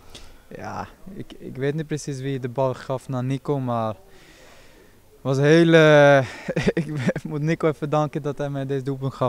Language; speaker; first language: Dutch; non-native, fluent; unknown